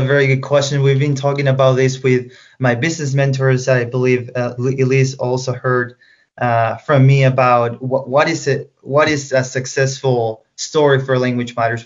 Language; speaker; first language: English; non-native, fluent; Spanish